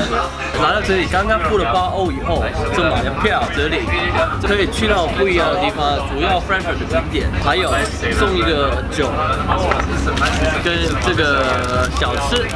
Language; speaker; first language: Chinese; non-native, local second language; Cantonese